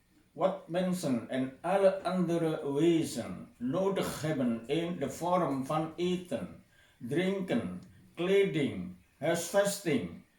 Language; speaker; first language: Dutch; non-native, fluent; Indonesian